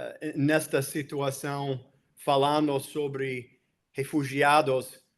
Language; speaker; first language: Portuguese; non-native, fluent; English